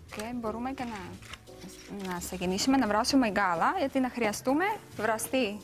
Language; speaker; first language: Greek; non-native, learner; Latvian